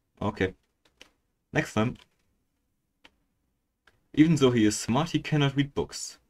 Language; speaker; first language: English; non-native, fluent; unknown